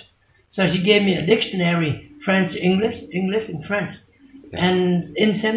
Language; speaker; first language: English; non-native, fluent; Vietnamese